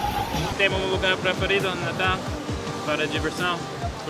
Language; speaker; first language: Portuguese; non-native, learner; English